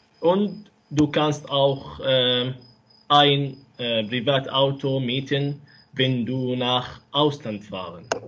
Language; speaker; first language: German; non-native, learner; Arabic